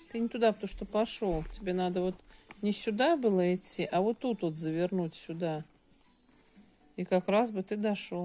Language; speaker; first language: Russian; native; Russian